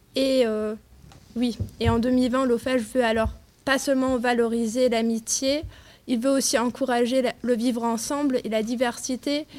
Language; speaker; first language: French; non-native, fluent; German